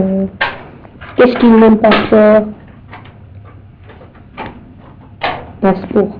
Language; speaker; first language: French; non-native, learner; English